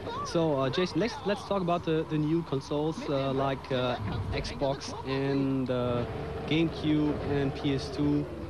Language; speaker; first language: English; non-native, fluent; German